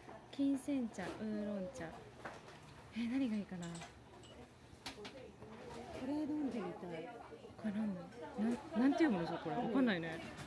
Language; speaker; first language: Japanese; native; Japanese